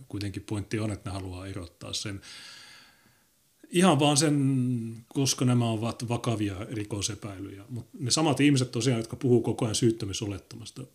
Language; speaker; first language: Finnish; native; Finnish